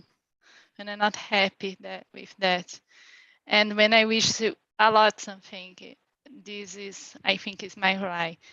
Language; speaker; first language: English; non-native, learner; Portuguese